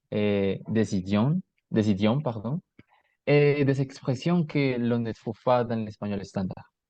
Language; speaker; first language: French; non-native, learner; Spanish